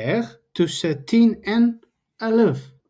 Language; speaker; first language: Dutch; non-native, fluent; Tigrinya